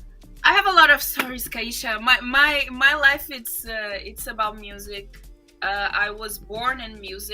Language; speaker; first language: English; non-native, fluent; Portuguese